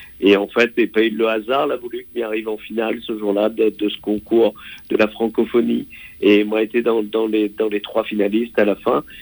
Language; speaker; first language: French; non-native, local second language; Réunion Creole French